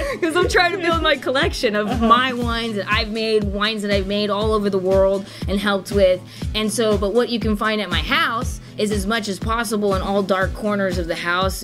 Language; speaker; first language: English; native; English